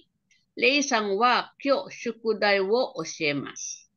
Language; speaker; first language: Japanese; non-native, fluent; Filipino